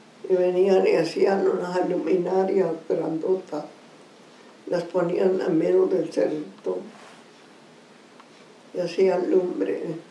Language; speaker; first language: Spanish; early bilingual, heritage; Spanish